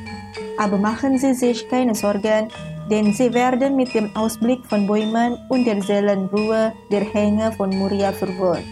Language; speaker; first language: German; non-native, fluent; Indonesian